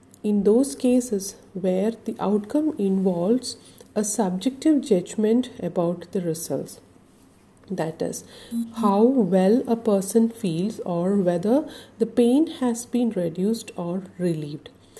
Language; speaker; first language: English; non-native, local second language; Malayalam